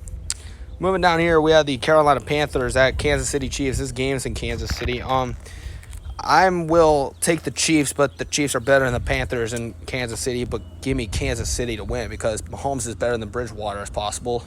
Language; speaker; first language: English; native; English